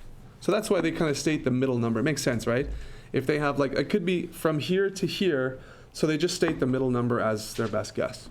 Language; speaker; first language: English; native; English